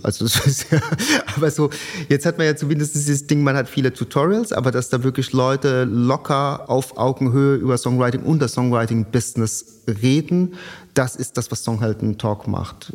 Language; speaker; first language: German; native; German